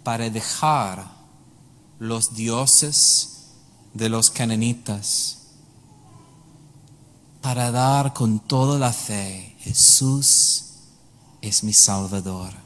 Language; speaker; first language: Spanish; non-native, learner; English